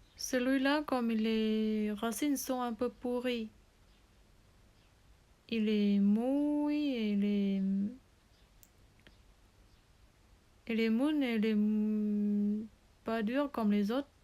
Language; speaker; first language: French; non-native, learner; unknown